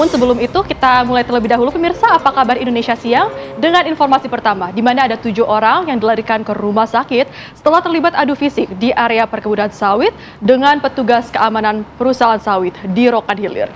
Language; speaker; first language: Indonesian; native; Indonesian